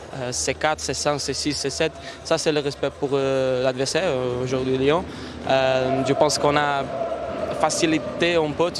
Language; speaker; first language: French; non-native, learner; Portuguese